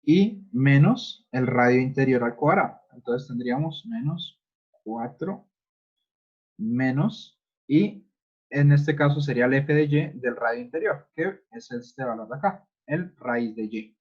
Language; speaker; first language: Spanish; native; Spanish